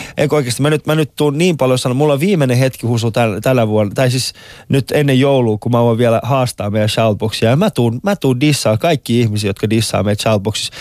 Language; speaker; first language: Finnish; non-native, fluent; Persian